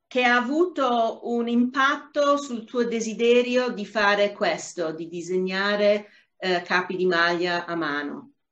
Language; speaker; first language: Italian; non-native, fluent; English